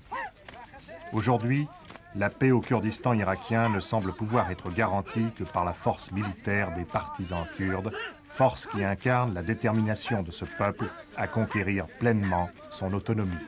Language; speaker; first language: French; native; French